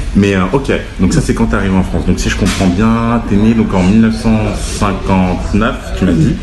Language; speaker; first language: French; native; French